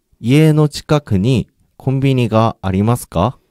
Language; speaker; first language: Japanese; non-native, learner; Korean